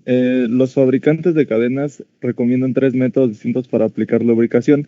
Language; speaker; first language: Spanish; native; Spanish